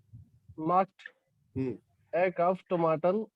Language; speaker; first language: German; non-native, learner; Hindi